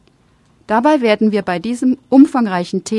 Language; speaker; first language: German; native; German